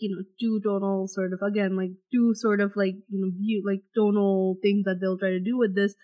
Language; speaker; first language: English; non-native, local second language; Bangla